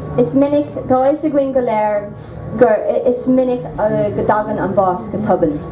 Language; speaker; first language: Irish; non-native, local second language; English